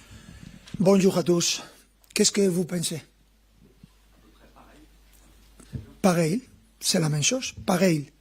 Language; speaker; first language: French; non-native, fluent; Spanish